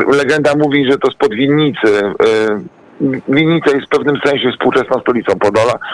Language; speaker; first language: Polish; native; Polish